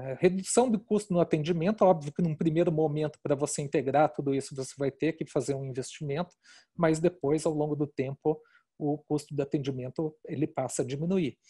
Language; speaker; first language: Portuguese; native; Portuguese